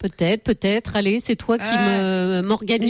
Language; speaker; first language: French; native; French